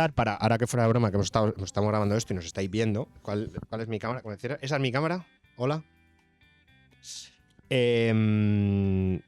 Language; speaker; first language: Spanish; native; Spanish